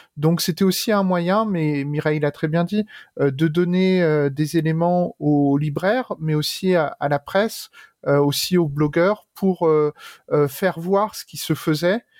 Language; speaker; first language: French; native; French